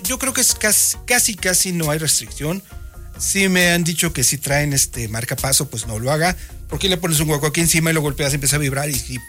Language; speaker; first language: Spanish; native; Spanish